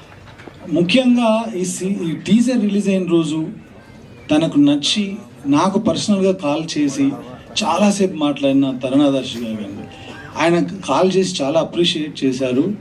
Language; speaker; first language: Telugu; native; Telugu